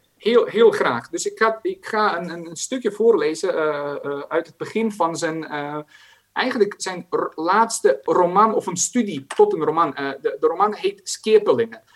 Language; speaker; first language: Dutch; non-native, fluent; Croatian